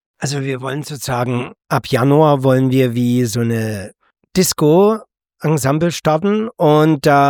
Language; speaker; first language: German; native; German